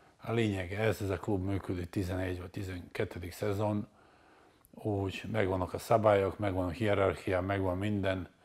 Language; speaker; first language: Hungarian; non-native, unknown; Serbian